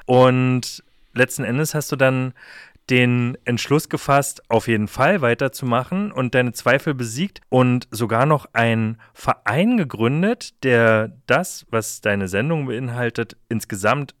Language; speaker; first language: German; native; German